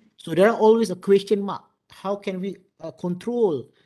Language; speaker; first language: English; non-native, local second language; Malay